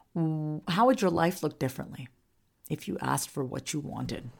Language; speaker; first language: English; native; English